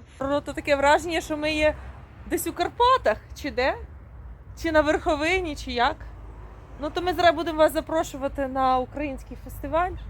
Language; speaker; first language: Ukrainian; native; Ukrainian